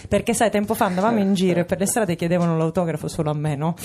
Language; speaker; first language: Italian; native; Italian